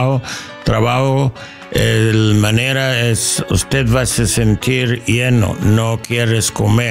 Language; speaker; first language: Spanish; non-native, learner; English